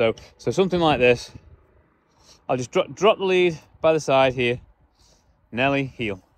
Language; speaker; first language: English; native; English